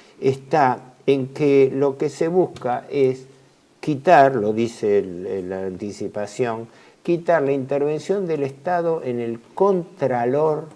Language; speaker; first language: Spanish; native; Spanish